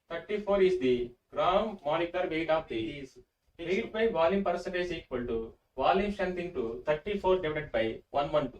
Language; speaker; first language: English; non-native, local second language; Telugu